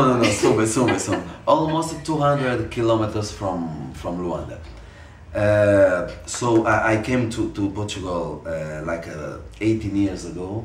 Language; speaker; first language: English; non-native, fluent; Portuguese